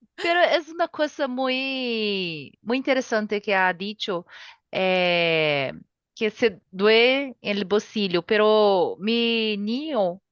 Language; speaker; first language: Spanish; non-native, learner; Portuguese